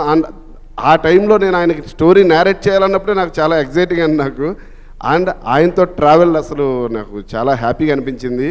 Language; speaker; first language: Telugu; native; Telugu